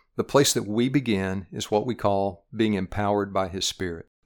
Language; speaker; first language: English; native; English